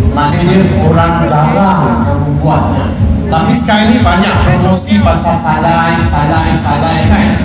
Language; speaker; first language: Malay; native; Malay